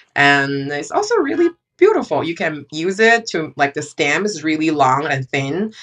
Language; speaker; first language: English; non-native, fluent; Chinese